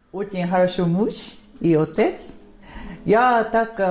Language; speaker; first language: Russian; non-native, learner; Japanese